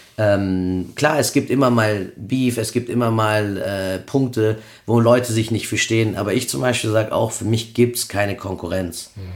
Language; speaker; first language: German; early bilingual, other home language; Spanish